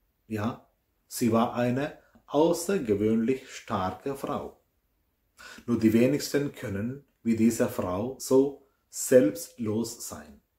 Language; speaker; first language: German; non-native, fluent; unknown